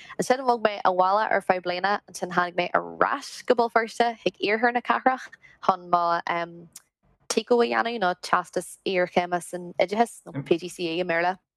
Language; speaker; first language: Irish; non-native, local second language; English